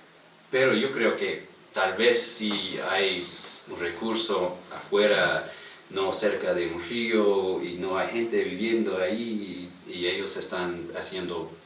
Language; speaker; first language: Spanish; non-native, fluent; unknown